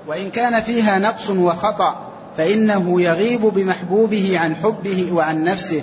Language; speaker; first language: Arabic; native; Arabic